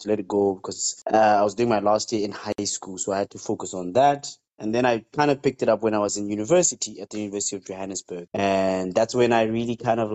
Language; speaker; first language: English; non-native, local second language; Tswana